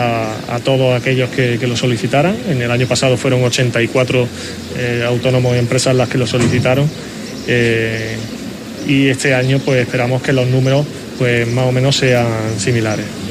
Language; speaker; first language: Spanish; native; Spanish